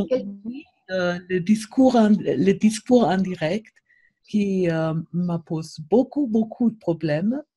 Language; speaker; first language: French; non-native, fluent; German